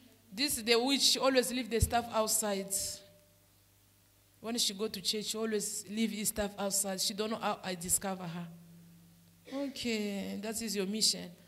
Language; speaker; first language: English; non-native, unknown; Lingala